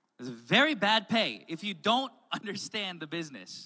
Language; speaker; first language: English; native; English